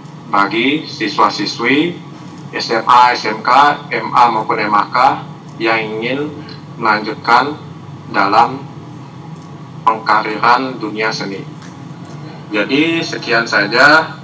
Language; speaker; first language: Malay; non-native, local second language; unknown